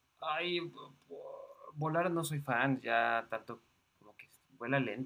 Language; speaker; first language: Spanish; native; Spanish